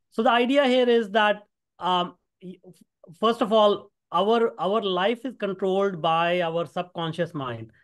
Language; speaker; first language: English; non-native, local second language; Hindi